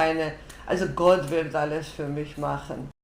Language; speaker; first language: German; non-native, fluent; Georgian